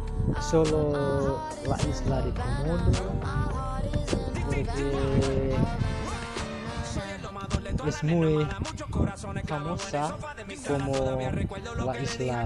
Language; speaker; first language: Spanish; non-native, learner; Indonesian